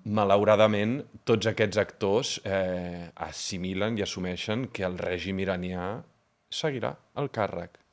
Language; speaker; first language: Catalan; early bilingual, other home language; Hebrew